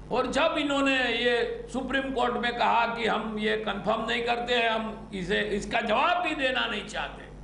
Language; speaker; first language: Hindi; non-native, local second language; Gujarati